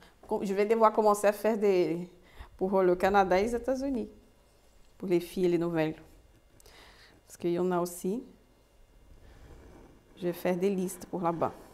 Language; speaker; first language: French; non-native, fluent; Portuguese